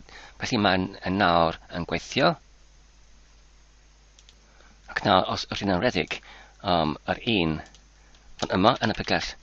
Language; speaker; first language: Welsh; non-native, learner; English